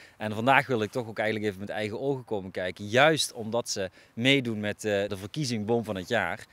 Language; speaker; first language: Dutch; native; Dutch